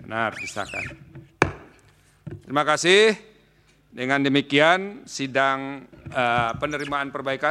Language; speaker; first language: Indonesian; native; Indonesian